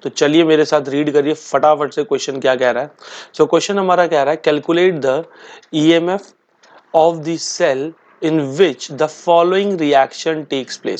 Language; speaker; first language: Hindi; native; Hindi